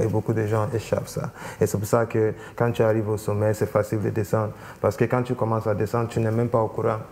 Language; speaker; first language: French; non-native, local second language; English